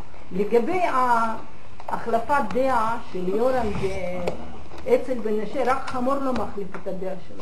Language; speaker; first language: Hebrew; non-native, fluent; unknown